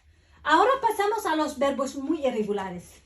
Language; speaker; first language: Spanish; non-native, fluent; Arabic